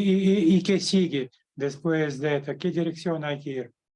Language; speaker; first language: Spanish; non-native, learner; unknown